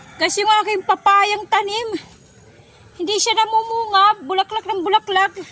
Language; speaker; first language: Filipino; non-native, local second language; Waray